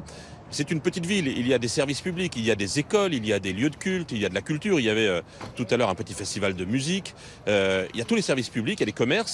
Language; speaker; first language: French; native; French